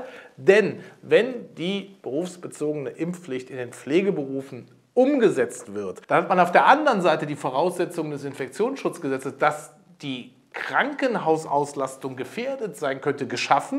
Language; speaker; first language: German; native; German